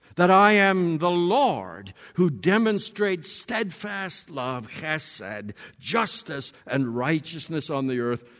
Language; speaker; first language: English; native; English